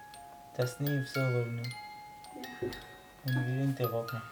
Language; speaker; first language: Swedish; non-native, learner; Arabic